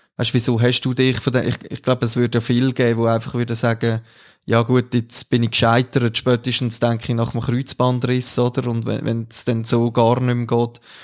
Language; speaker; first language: German; native; German